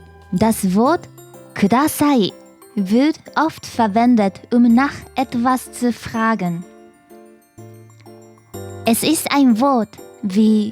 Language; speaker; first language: German; non-native, fluent; Japanese